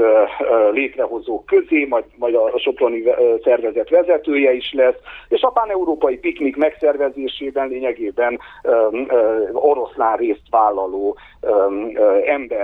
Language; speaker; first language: Hungarian; native; Hungarian